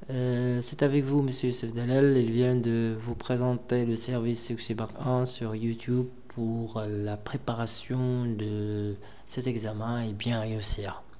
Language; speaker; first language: French; non-native, local second language; Arabic